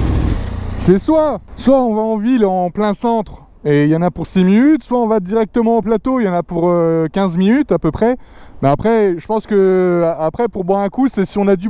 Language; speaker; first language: French; native; French